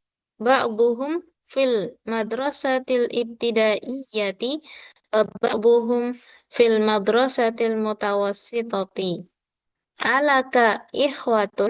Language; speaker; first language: Arabic; non-native, fluent; Indonesian